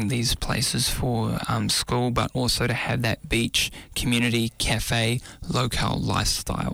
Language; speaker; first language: English; native; English